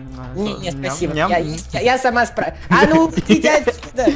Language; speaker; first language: Russian; native; Russian